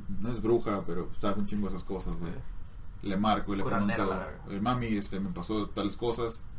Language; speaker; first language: Spanish; native; Spanish